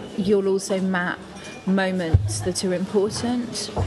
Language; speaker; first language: English; native; English